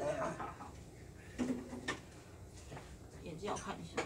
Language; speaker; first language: Chinese; native; Chinese